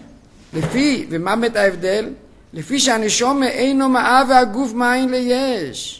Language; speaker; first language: Hebrew; non-native, fluent; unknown